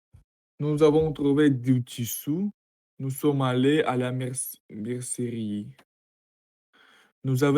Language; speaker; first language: French; non-native, learner; Russian